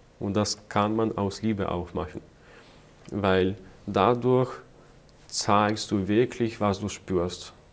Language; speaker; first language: German; non-native, fluent; Ukrainian